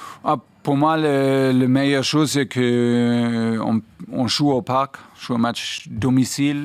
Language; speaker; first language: French; non-native, fluent; German